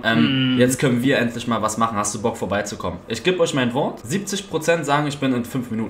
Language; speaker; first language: German; native; German